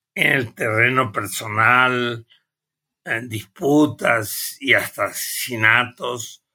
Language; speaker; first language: Spanish; native; Spanish